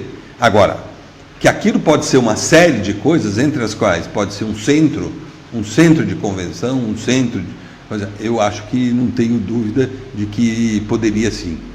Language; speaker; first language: Portuguese; native; Portuguese